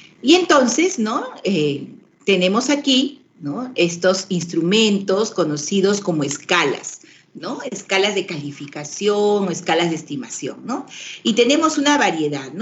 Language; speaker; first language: Spanish; native; Spanish